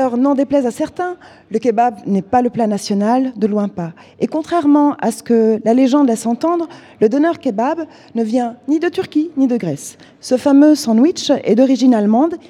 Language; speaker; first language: French; native; French